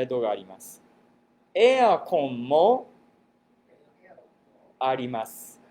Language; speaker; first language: Japanese; non-native, fluent; English